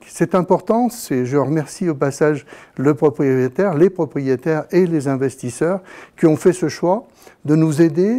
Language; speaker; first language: French; native; French